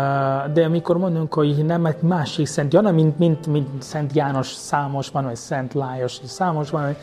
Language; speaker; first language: Hungarian; non-native, fluent; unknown